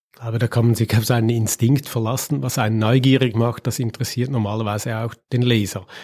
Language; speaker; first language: German; native; German